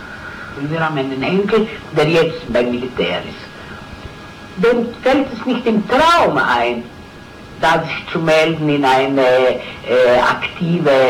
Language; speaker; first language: German; non-native, fluent; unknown